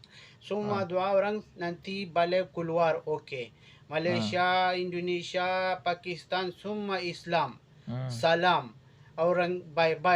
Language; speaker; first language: Indonesian; non-native, learner; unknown